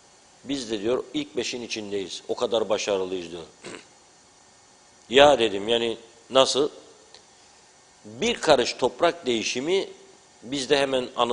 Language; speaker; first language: Turkish; native; Turkish